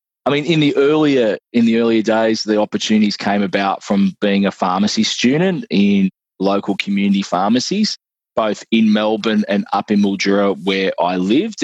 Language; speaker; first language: English; native; English